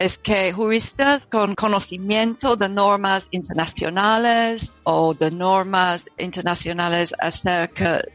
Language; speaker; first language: Spanish; non-native, learner; English